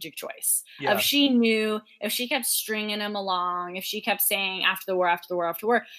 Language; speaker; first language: English; native; English